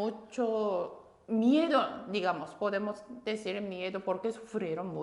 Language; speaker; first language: Spanish; non-native, fluent; Korean